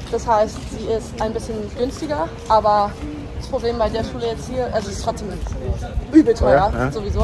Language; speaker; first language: German; native; German